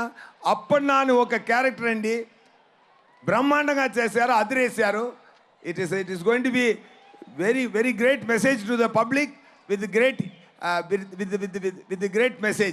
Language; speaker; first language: Telugu; non-native, local second language; Tamil